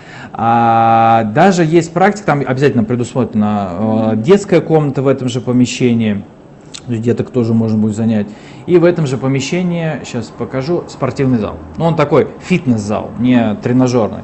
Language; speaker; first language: Russian; native; Russian